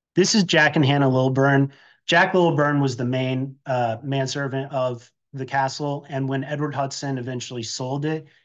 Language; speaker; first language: English; native; English